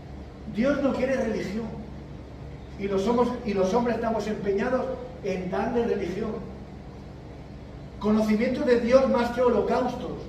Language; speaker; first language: Spanish; native; Spanish